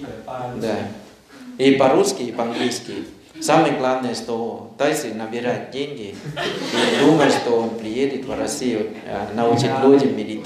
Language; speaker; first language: Russian; non-native, learner; Thai